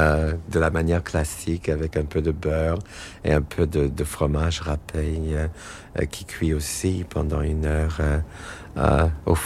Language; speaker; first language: French; non-native, fluent; English